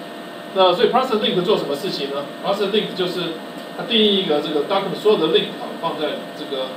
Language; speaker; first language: Chinese; native; Chinese